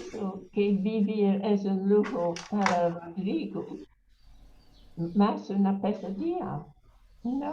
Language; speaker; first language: Spanish; non-native, learner; English